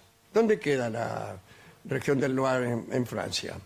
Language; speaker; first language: Spanish; native; Spanish